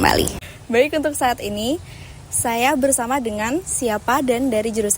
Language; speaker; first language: Indonesian; native; Indonesian